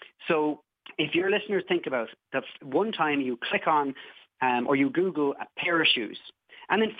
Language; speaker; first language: English; native; English